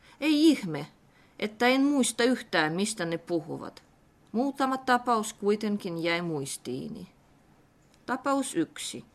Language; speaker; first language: Finnish; non-native, fluent; Russian